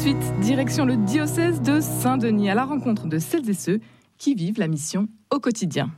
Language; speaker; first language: French; native; French